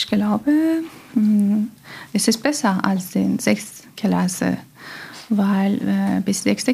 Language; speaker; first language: German; non-native, learner; Persian